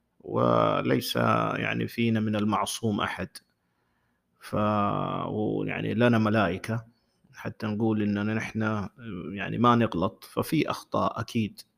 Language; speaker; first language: Arabic; native; Arabic